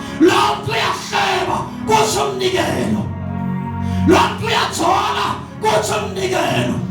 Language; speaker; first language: Zulu; non-native, local second language; Xhosa